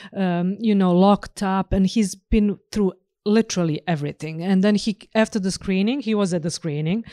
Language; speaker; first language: English; non-native, fluent; Serbian